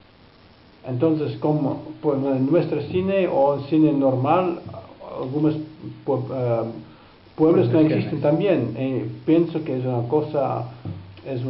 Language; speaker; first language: Spanish; non-native, fluent; Dutch